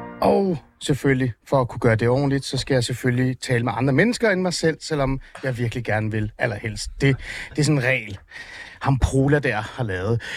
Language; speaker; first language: Danish; early bilingual, other home language; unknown